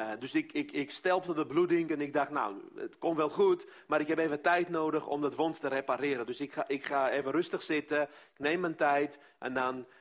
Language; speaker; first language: Dutch; non-native, fluent; Armenian